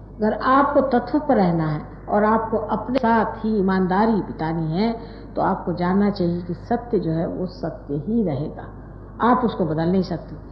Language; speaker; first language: Hindi; non-native, local second language; Marathi